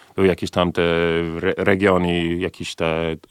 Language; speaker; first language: Polish; early bilingual, heritage; Polish